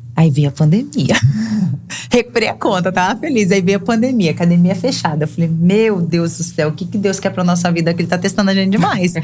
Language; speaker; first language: Portuguese; native; Portuguese